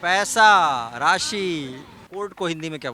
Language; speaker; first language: Hindi; native; Hindi